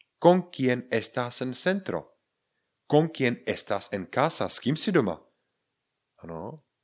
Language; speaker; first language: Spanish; non-native, fluent; Czech